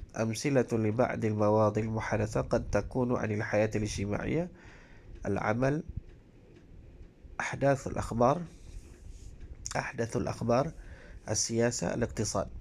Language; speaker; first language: Arabic; non-native, fluent; Malay